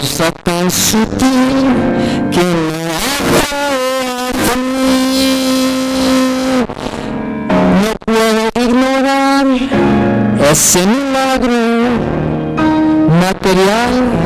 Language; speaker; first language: Spanish; non-native, fluent; English